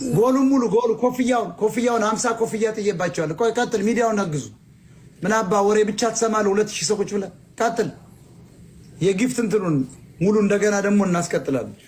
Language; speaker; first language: Amharic; native; Amharic